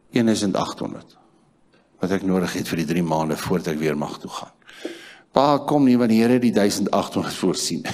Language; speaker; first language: Afrikaans; native; Afrikaans